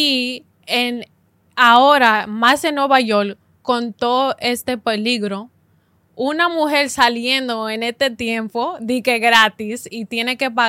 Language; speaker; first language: Spanish; early bilingual, heritage; Spanish